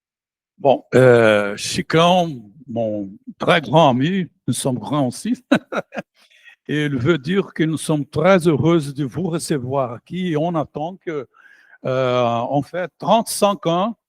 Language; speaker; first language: French; non-native, learner; Portuguese